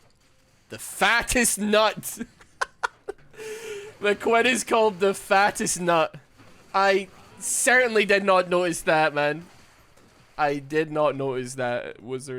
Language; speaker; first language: English; native; English